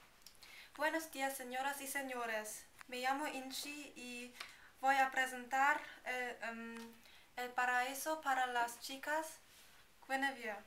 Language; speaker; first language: Spanish; non-native, learner; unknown